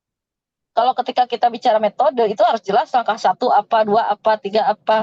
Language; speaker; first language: Indonesian; native; Indonesian